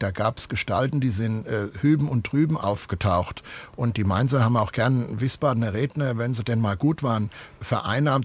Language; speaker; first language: German; native; German